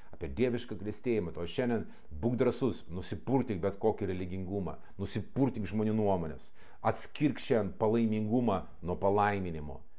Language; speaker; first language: Lithuanian; non-native, local second language; Russian